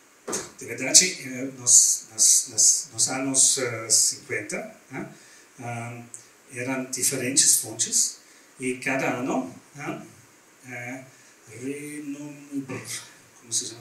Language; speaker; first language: Portuguese; non-native, learner; German